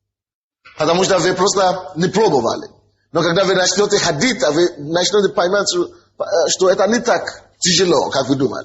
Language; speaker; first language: Russian; non-native, fluent; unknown